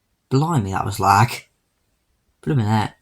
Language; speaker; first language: English; native; English